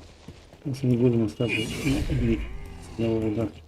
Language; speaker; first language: Russian; native; Russian